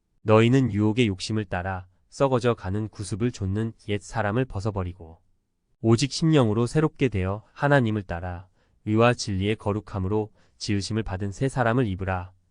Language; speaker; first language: Korean; native; Korean